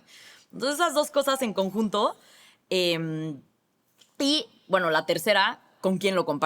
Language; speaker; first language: Spanish; native; Spanish